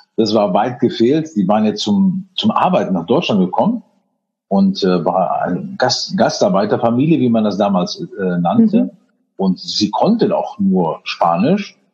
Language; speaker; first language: German; early bilingual, other home language; Spanish